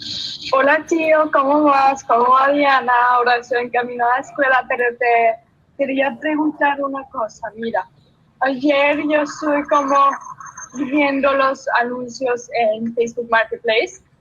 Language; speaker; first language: Spanish; early bilingual, heritage; German